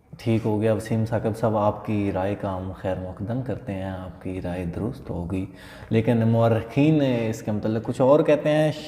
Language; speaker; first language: Urdu; non-native, local second language; Punjabi